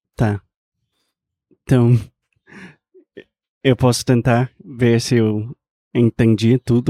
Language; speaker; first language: Portuguese; non-native, fluent; English